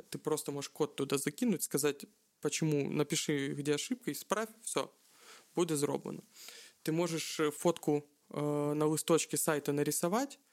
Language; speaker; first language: Ukrainian; non-native, local second language; Russian